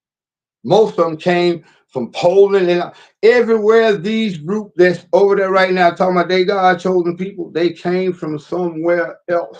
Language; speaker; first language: English; native; English